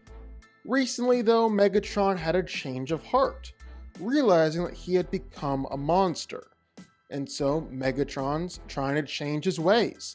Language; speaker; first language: English; native; English